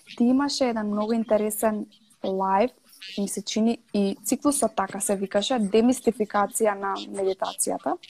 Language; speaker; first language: Macedonian; native; Macedonian